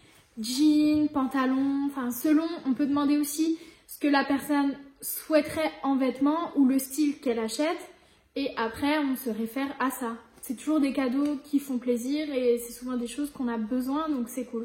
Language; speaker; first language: French; native; French